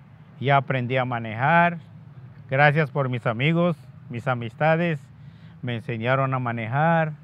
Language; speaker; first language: Spanish; non-native, local second language; Yucateco